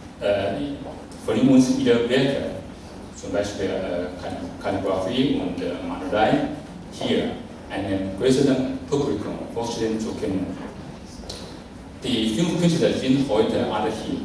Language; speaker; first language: German; non-native, fluent; Chinese